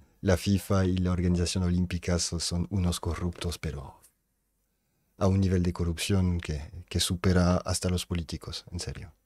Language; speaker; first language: Spanish; non-native, fluent; French